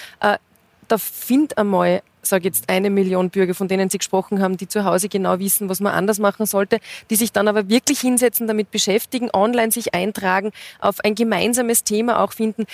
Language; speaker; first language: German; native; German